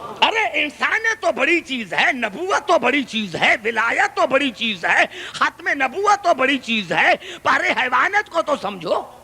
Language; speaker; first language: Urdu; non-native, local second language; Sindhi